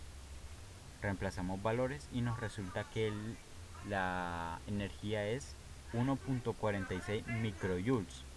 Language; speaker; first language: Spanish; native; Spanish